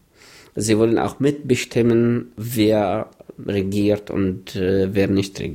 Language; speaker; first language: German; non-native, fluent; Arabic